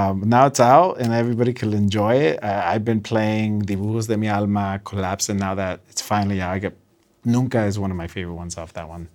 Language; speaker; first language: English; early bilingual, other home language; Spanish